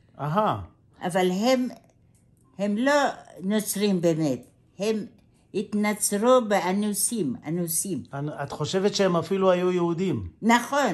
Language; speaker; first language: Hebrew; non-native, fluent; Aramaic